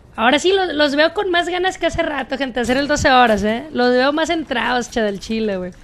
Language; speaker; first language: Spanish; native; Spanish